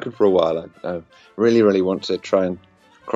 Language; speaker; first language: English; native; English